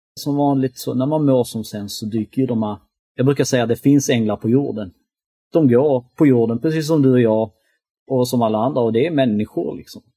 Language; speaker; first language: Swedish; early bilingual, other home language; Albanian